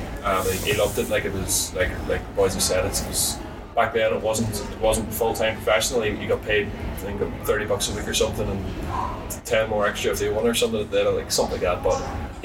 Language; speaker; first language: English; native; English